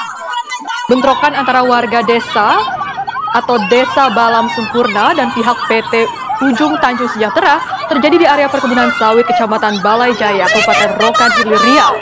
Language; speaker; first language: Indonesian; native; Indonesian